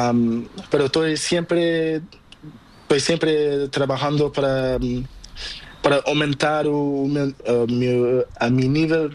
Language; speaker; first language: Spanish; non-native, learner; Portuguese